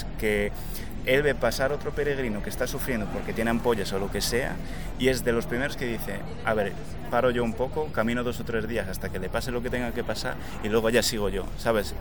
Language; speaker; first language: Spanish; native; Spanish